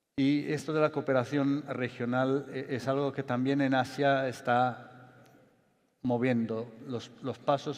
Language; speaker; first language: Spanish; non-native, fluent; Italian